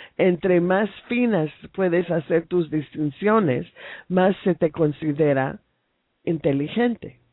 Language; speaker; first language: Spanish; non-native, fluent; English